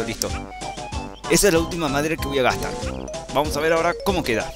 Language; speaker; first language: Spanish; native; Spanish